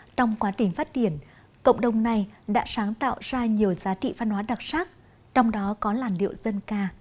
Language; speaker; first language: Vietnamese; native; Vietnamese